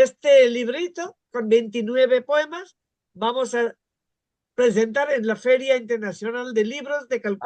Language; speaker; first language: Spanish; non-native, fluent; Bangla